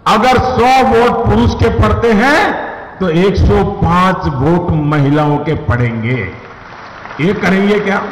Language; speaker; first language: Hindi; non-native, local second language; Gujarati